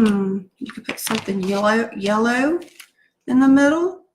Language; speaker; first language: English; native; English